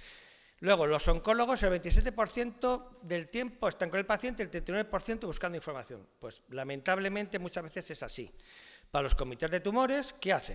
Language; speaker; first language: Spanish; native; Spanish